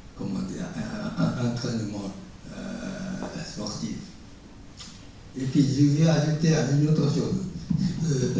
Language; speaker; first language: French; non-native, fluent; Japanese